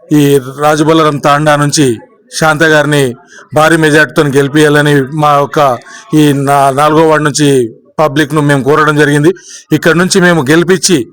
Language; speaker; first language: Telugu; native; Telugu